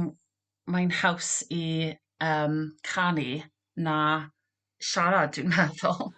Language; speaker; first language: Welsh; non-native, local second language; English